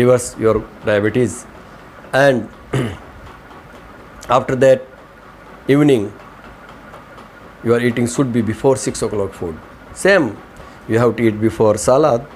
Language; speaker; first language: English; non-native, learner; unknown